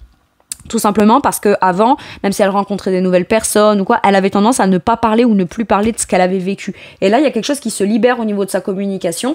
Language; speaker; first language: French; native; French